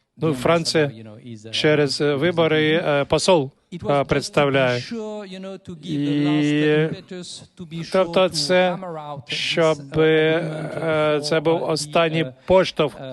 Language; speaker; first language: Ukrainian; non-native, fluent; French